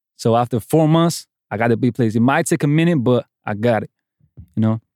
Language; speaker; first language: English; non-native, fluent; Portuguese